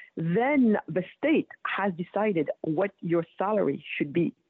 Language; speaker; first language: English; early bilingual, other home language; Wolof